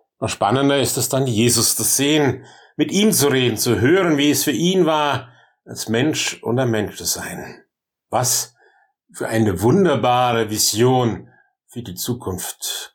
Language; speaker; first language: German; native; German